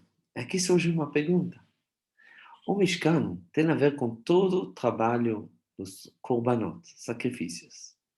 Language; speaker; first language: Portuguese; non-native, fluent; Hebrew